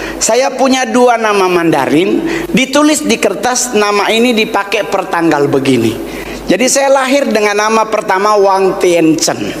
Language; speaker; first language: Indonesian; native; Indonesian